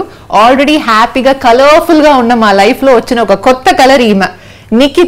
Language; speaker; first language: Telugu; native; Telugu